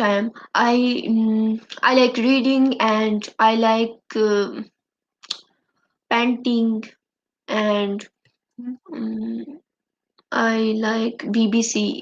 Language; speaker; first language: English; non-native, learner; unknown